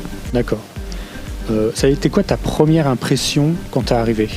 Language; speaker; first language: French; native; French